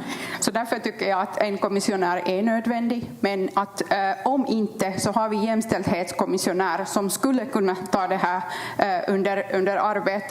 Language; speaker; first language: Swedish; non-native, fluent; Kurdish